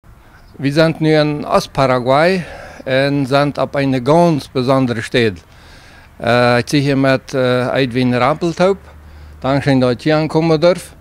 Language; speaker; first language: German; non-native, local second language; Plautdietsch